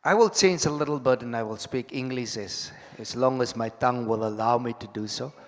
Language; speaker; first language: English; non-native, local second language; Afrikaans